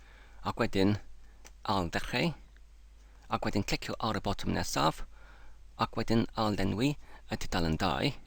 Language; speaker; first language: Welsh; non-native, learner; English